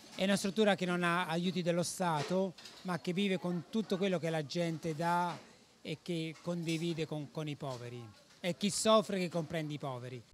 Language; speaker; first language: Italian; native; Italian